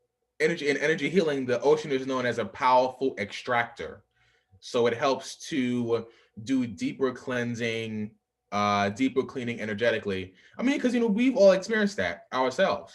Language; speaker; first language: English; native; English